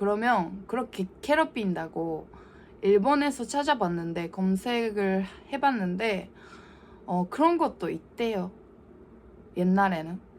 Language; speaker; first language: Korean; non-native, learner; Japanese